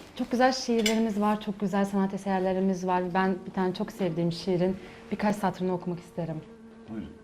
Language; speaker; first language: Turkish; early bilingual, heritage; Uzbek